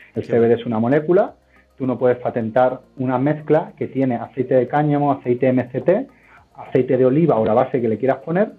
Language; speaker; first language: Spanish; native; Spanish